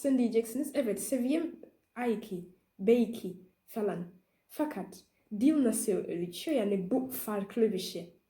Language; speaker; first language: Turkish; non-native, learner; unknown